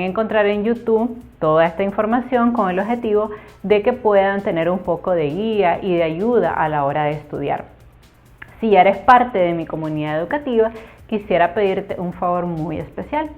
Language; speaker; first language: Spanish; native; Spanish